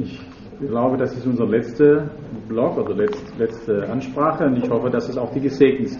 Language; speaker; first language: German; native; German